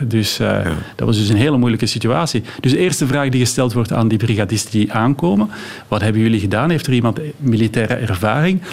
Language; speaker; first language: Dutch; native; Dutch